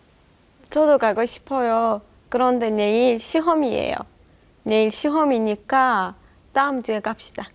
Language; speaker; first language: Korean; non-native, learner; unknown